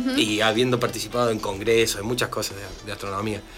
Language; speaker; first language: Spanish; native; Spanish